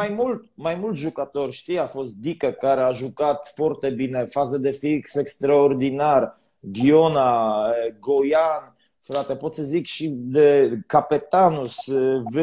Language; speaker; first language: Romanian; non-native, learner; Polish